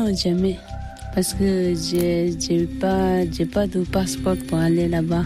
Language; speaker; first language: French; non-native, learner; Tibetan